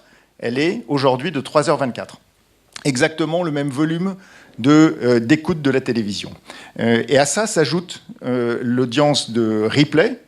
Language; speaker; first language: French; native; French